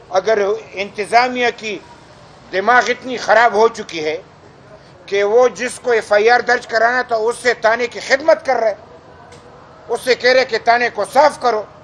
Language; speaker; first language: Urdu; non-native, local second language; Pashto